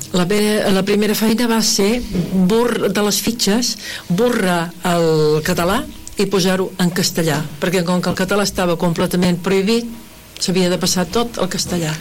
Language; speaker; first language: Catalan; early bilingual, heritage; Catalan